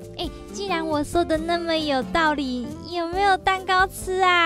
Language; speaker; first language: Chinese; native; Chinese